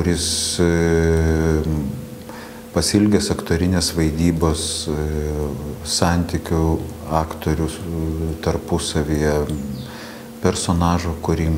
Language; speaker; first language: Lithuanian; native; Lithuanian